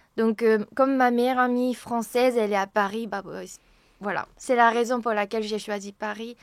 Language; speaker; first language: French; non-native, fluent; Japanese